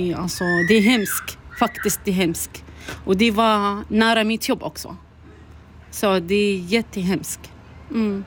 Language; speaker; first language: Swedish; non-native, learner; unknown